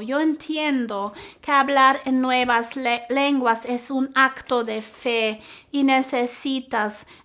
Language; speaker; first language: Spanish; non-native, fluent; German